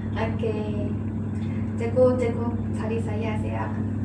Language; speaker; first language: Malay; non-native, local second language; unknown